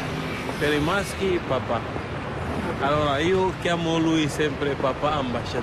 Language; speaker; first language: Italian; non-native, fluent; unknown